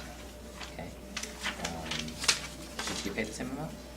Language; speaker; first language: English; native; English